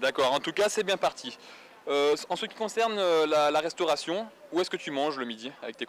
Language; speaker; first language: French; native; French